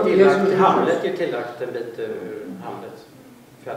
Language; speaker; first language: Swedish; native; Swedish